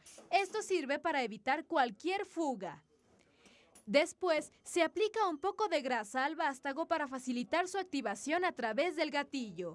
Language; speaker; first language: Spanish; native; Spanish